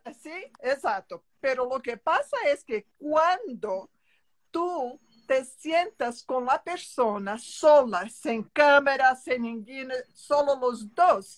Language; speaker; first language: Spanish; non-native, learner; Portuguese